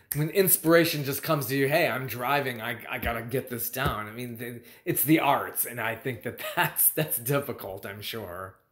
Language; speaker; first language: English; native; English